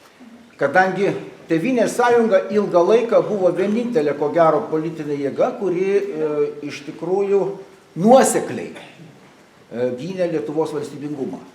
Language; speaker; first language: Lithuanian; native; Lithuanian